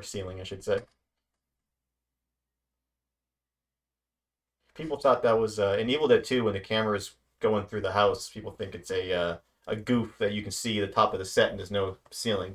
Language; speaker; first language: English; native; English